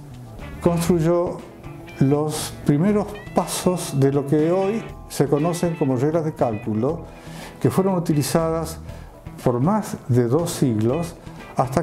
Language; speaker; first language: Spanish; native; Spanish